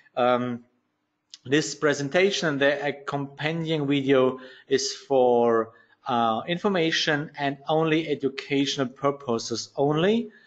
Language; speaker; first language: English; non-native, learner; German